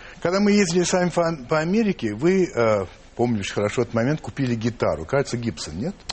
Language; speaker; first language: Russian; early bilingual, heritage; English